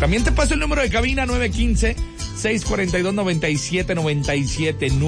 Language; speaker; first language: Spanish; native; Spanish